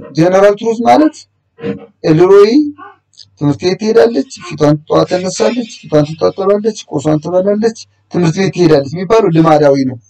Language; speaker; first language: Amharic; native; Amharic